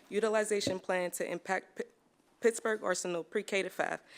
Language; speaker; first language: English; native; English